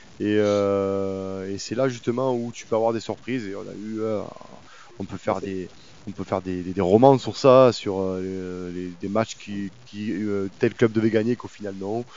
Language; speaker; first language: French; native; French